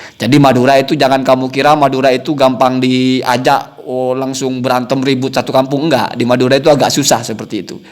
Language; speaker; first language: Indonesian; non-native, local second language; Madurese